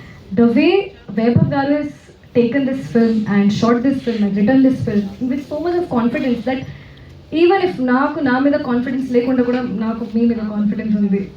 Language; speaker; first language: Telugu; non-native, local second language; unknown